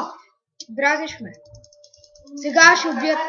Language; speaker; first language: Bulgarian; native; Bulgarian